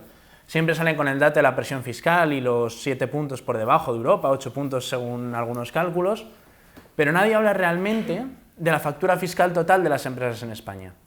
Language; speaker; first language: Spanish; native; Spanish